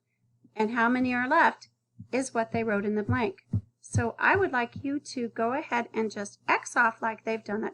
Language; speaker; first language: English; native; English